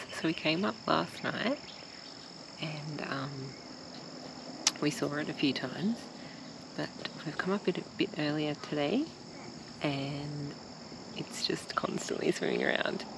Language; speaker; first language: English; native; English